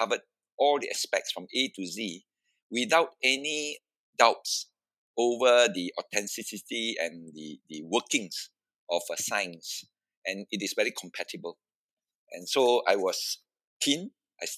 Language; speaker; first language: English; non-native, local second language; Min Nan Chinese